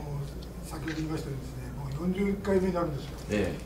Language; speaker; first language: Japanese; native; Japanese